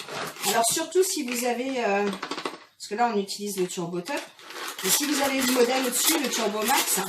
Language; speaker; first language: French; native; French